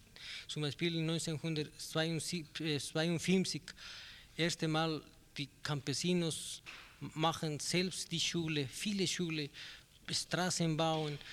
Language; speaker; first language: German; non-native, learner; Spanish